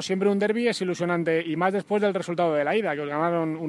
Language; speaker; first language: Spanish; native; Spanish